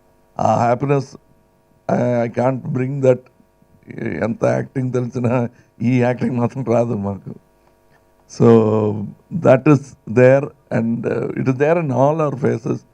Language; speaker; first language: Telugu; non-native, local second language; Tamil